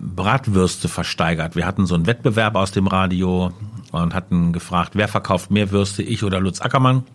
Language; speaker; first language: German; native; German